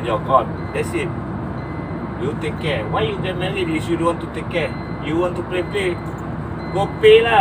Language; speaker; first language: English; non-native, local second language; Malay